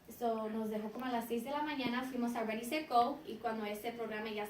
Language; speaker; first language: Spanish; early bilingual, heritage; Spanish